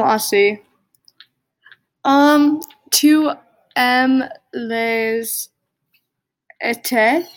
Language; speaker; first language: French; non-native, learner; English